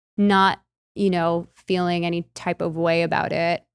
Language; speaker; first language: English; early bilingual, other home language; Filipino